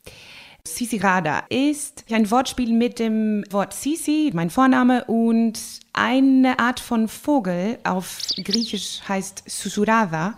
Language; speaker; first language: German; non-native, fluent; Greek